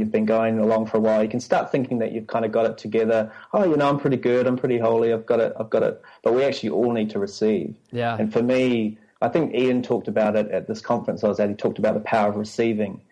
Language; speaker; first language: English; native; English